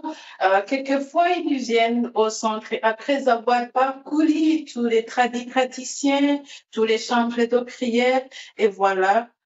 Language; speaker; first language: French; non-native, local second language; Rundi